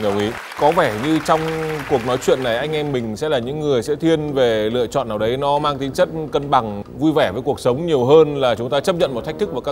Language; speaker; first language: Vietnamese; native; Vietnamese